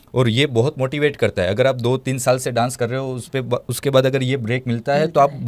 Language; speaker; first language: Hindi; non-native, local second language; Gujarati